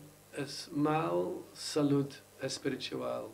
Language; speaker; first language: Spanish; non-native, learner; English